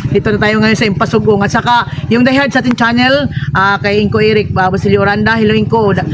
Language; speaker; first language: Filipino; non-native, local second language; Cebuano